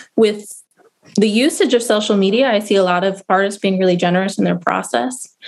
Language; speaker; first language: English; native; English